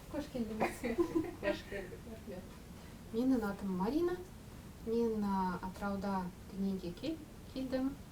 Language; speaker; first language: Kazakh; non-native, local second language; Russian